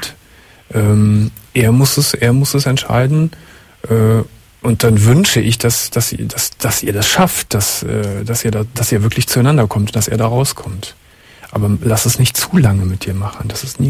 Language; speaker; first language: German; native; German